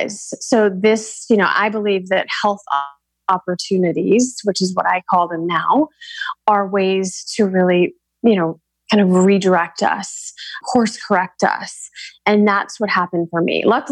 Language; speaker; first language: English; native; English